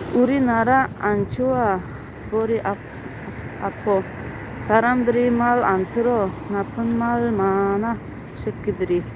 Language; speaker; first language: Korean; non-native, learner; Tajik